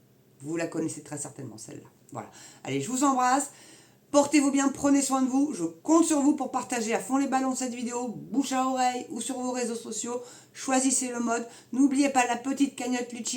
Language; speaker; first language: French; native; French